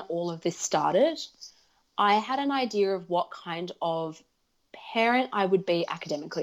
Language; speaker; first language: English; early bilingual, other home language; Russian